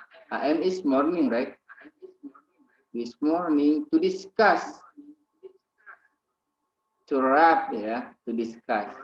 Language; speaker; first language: English; non-native, learner; Indonesian